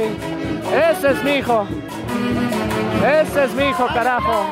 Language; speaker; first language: Spanish; native; Spanish